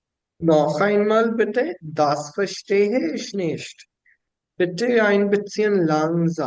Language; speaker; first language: German; non-native, fluent; Urdu